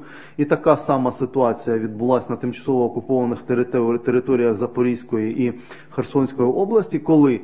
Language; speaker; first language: Ukrainian; native; Ukrainian